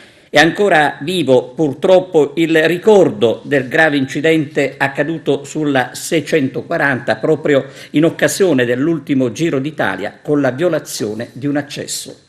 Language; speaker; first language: Italian; native; Italian